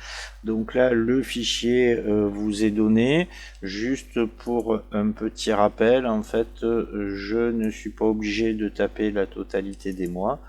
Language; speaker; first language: French; native; French